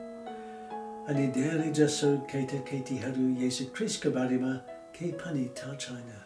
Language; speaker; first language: Nepali; non-native, fluent; English